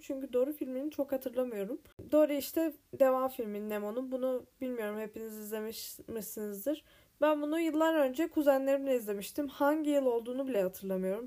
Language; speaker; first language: Turkish; native; Turkish